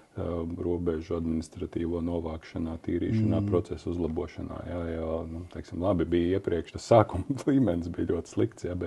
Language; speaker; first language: Latvian; native; Latvian